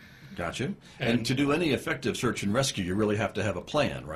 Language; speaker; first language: English; native; English